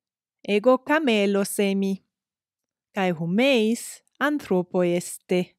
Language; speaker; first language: Greek; non-native, fluent; English